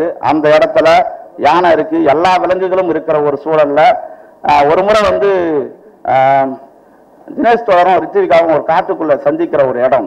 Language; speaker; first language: Tamil; native; Tamil